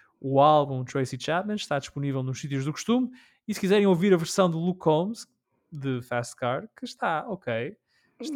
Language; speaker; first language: Portuguese; native; Portuguese